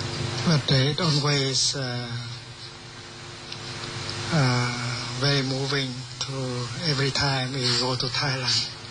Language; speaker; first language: English; non-native, fluent; Vietnamese